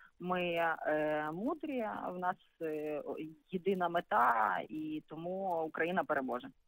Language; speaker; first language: Ukrainian; native; Ukrainian